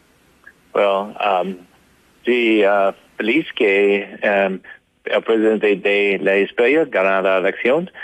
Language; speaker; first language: Spanish; non-native, learner; English